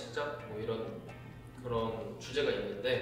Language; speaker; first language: Korean; native; Korean